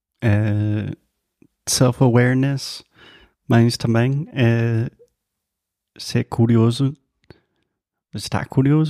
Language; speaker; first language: Portuguese; non-native, fluent; English